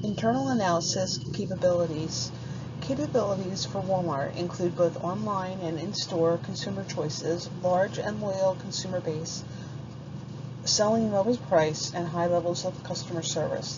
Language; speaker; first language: English; native; English